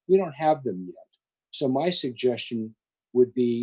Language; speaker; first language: English; native; English